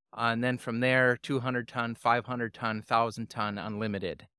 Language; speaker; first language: English; native; English